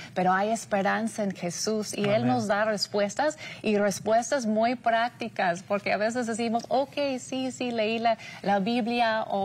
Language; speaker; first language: Spanish; non-native, fluent; English